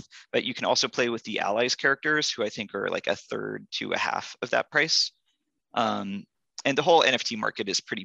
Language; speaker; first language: English; native; English